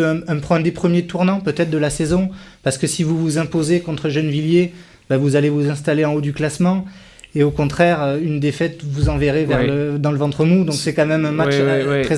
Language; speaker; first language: French; native; French